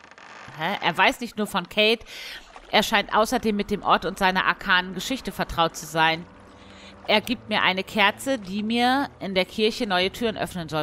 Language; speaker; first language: German; native; German